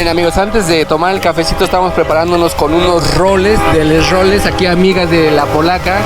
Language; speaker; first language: Spanish; native; Spanish